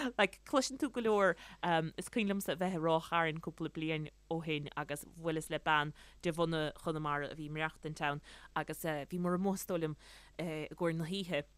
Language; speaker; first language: Irish; native; Irish